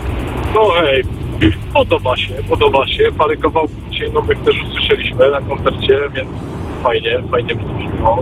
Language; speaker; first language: Polish; native; Polish